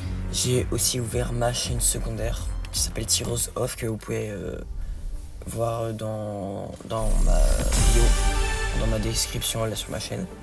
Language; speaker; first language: French; native; French